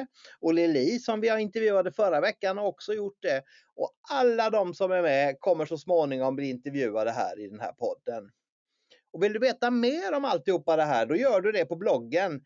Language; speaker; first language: Swedish; native; Swedish